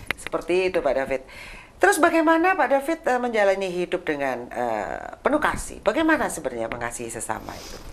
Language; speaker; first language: Indonesian; native; Indonesian